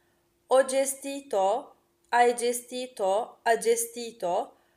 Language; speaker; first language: Italian; non-native, fluent; Turkish